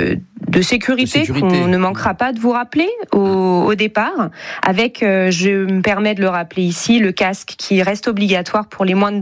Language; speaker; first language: French; native; French